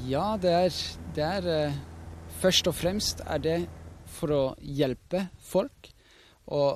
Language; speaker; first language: Norwegian; non-native, fluent; Swiss German